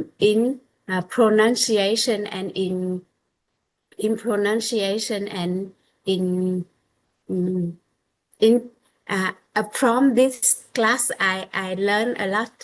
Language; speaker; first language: English; non-native, learner; Vietnamese